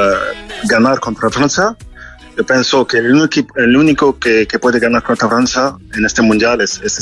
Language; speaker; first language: Spanish; non-native, fluent; French